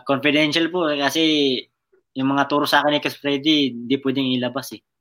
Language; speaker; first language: Filipino; non-native, local second language; Cebuano